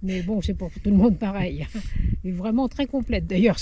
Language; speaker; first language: French; native; French